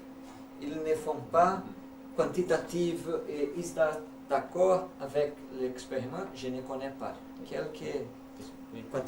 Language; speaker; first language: French; non-native, learner; Portuguese